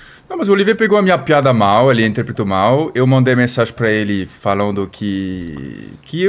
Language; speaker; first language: Portuguese; non-native, fluent; French